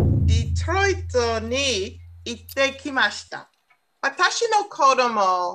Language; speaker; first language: Japanese; non-native, learner; English